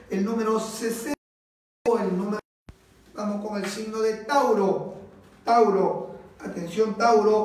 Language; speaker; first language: Spanish; native; Spanish